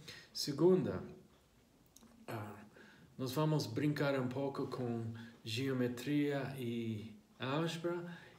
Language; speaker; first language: Portuguese; non-native, fluent; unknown